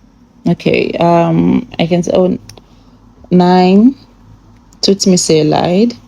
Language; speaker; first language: German; non-native, fluent; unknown